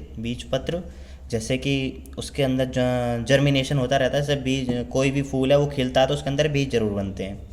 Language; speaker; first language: Hindi; native; Hindi